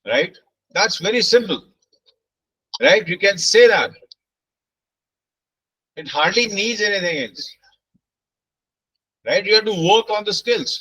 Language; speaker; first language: English; non-native, local second language; Hindi